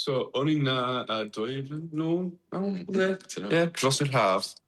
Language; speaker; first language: Welsh; non-native, learner; English